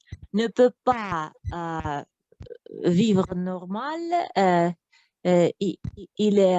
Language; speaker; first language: French; non-native, learner; Russian